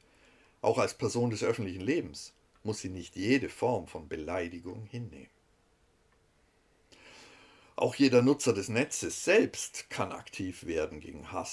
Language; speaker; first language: German; native; German